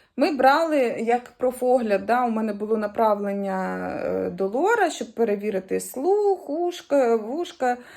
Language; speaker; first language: Ukrainian; native; Ukrainian